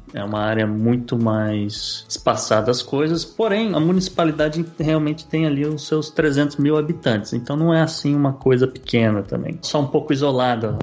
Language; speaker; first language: Portuguese; native; Portuguese